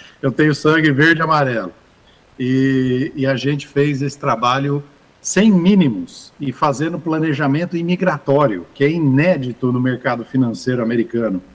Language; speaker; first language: Portuguese; early bilingual, other home language; English